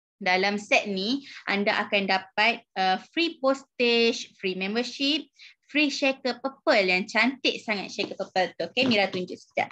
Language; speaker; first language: Malay; native; Malay